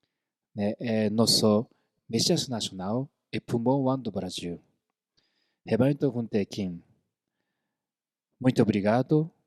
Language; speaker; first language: Portuguese; non-native, fluent; Korean